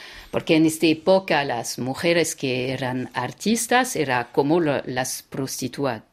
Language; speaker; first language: Spanish; non-native, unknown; French